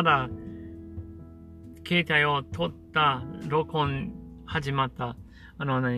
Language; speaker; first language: Japanese; non-native, learner; English